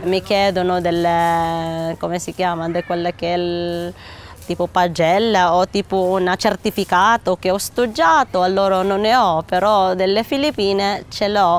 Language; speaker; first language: Italian; non-native, learner; Filipino